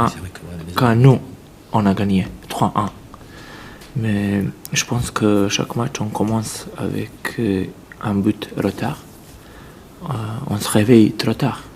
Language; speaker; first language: French; non-native, fluent; Serbian